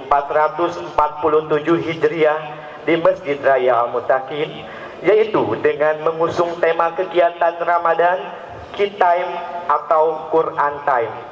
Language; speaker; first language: Indonesian; native; Indonesian